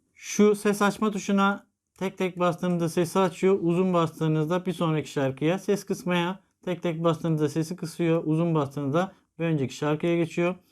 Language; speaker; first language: Turkish; native; Turkish